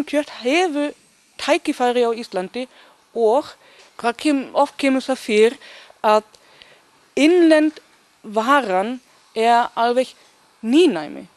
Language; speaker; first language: Icelandic; non-native, learner; Danish